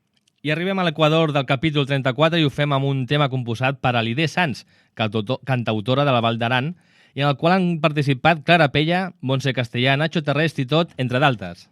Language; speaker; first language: Catalan; native; Catalan